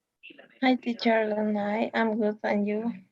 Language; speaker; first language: English; non-native, learner; Spanish